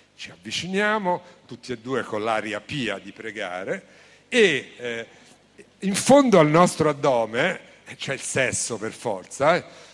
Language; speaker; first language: Italian; native; Italian